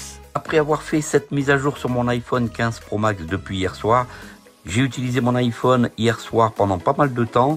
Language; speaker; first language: French; native; French